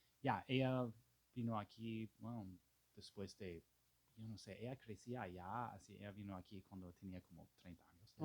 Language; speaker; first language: Spanish; non-native, fluent; English